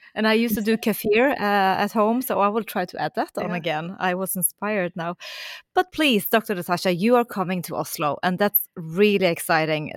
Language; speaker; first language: English; non-native, fluent; Norwegian